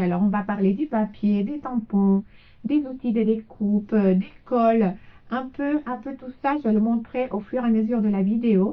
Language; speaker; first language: French; non-native, fluent; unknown